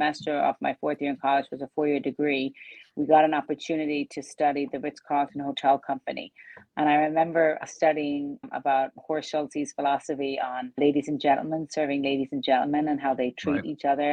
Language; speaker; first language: English; native; English